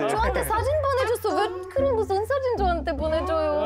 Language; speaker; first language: Korean; non-native, learner; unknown